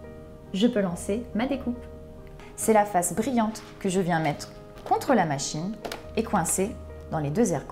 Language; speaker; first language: French; native; French